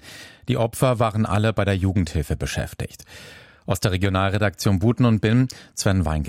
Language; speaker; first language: German; native; German